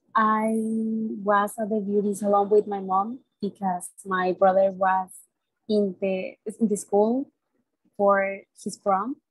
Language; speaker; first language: English; non-native, learner; Spanish